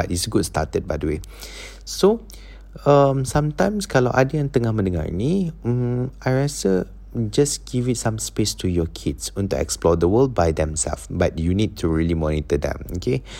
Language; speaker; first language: English; non-native, local second language; Malay